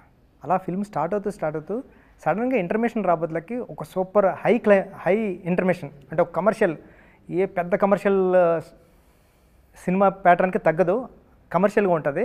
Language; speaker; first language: Telugu; native; Telugu